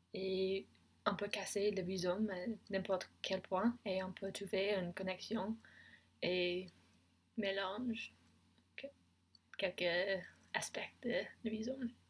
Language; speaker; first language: French; non-native, learner; English